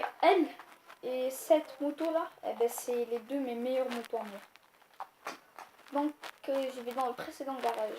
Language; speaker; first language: French; native; French